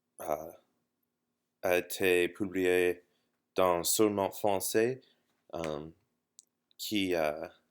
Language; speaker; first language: French; non-native, learner; English